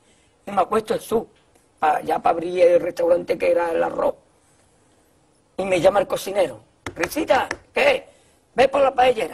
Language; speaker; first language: Spanish; native; Spanish